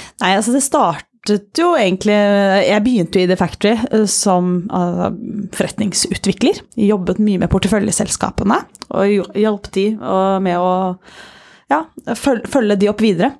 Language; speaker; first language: Norwegian; native; Norwegian